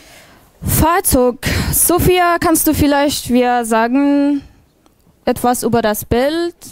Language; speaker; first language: German; non-native, learner; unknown